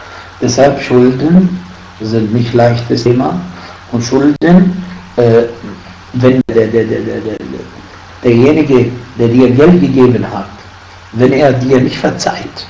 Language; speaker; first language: German; non-native, fluent; Arabic